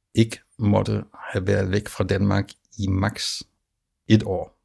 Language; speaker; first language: Danish; non-native, fluent; German